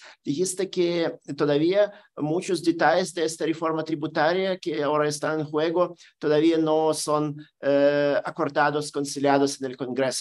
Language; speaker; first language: Spanish; non-native, fluent; German